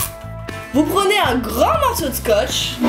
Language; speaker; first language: French; native; French